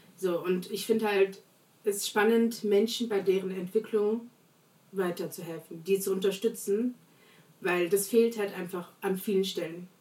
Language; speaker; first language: German; early bilingual, other home language; Portuguese